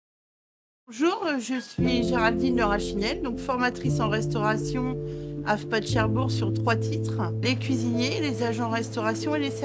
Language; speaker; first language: French; native; French